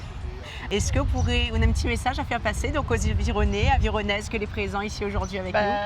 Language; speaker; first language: French; non-native, local second language; Réunion Creole French